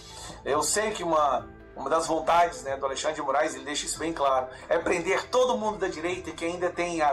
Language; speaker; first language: Portuguese; native; Portuguese